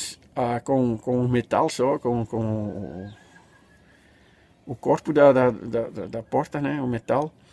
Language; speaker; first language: Portuguese; non-native, fluent; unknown